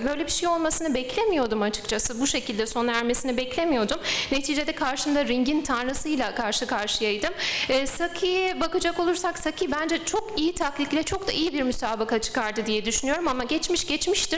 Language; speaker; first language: Turkish; native; Turkish